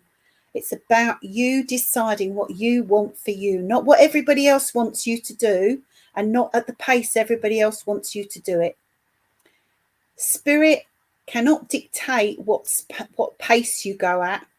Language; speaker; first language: English; native; English